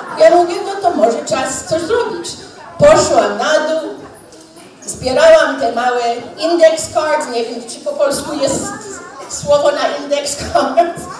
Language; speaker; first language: Polish; early bilingual, heritage; English